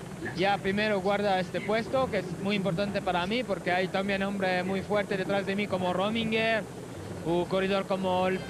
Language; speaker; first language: Spanish; non-native, fluent; French